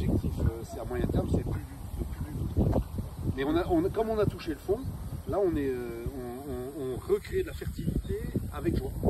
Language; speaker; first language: French; native; French